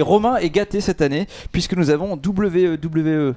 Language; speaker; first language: French; native; French